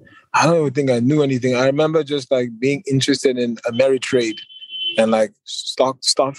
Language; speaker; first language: English; non-native, local second language; Yoruba